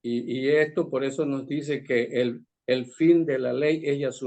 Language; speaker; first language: Spanish; native; Spanish